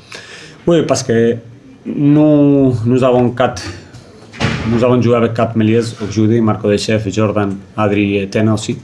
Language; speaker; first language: French; non-native, fluent; Spanish